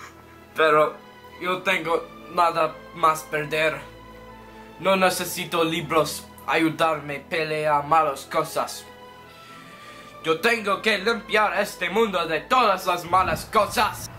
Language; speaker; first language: Spanish; non-native, learner; English